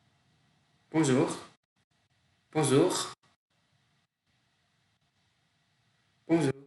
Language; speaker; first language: French; non-native, learner; Vietnamese